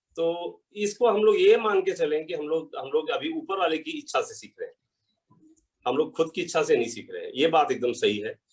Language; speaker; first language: Hindi; native; Hindi